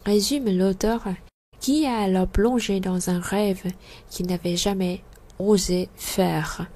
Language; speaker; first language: French; non-native, fluent; Vietnamese